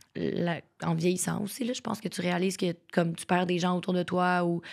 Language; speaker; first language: French; native; French